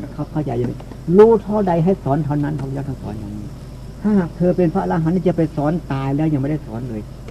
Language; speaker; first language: Thai; native; Thai